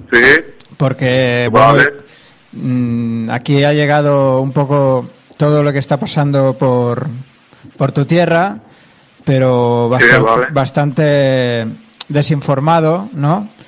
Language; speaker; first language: Spanish; non-native, local second language; Catalan